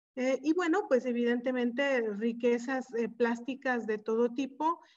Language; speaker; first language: Spanish; native; Spanish